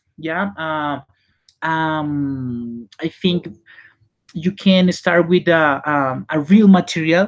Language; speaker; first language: English; non-native, learner; Spanish